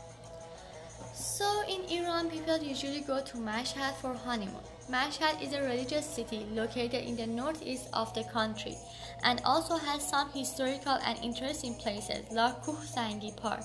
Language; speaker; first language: English; non-native, learner; Persian